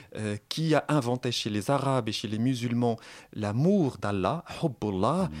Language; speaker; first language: French; non-native, local second language; Arabic